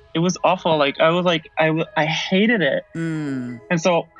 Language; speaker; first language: English; early bilingual, other home language; Spanish